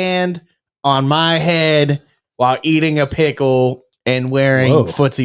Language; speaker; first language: English; native; English